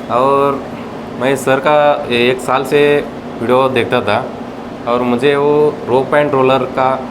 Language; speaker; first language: Hindi; non-native, local second language; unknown